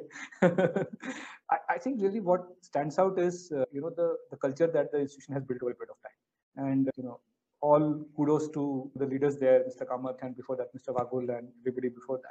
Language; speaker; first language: English; non-native, local second language; Hindi